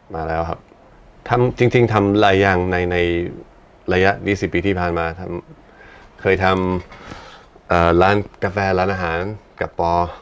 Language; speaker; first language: Thai; non-native, fluent; English